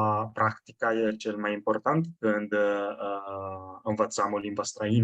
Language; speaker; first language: Romanian; non-native, fluent; Italian